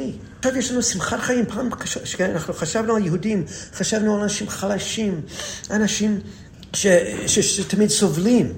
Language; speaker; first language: Hebrew; non-native, fluent; English